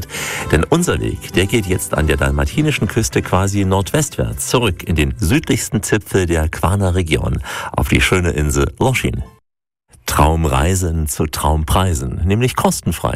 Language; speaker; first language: German; native; German